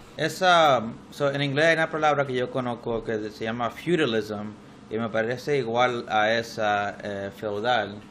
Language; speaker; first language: Spanish; early bilingual, heritage; Spanish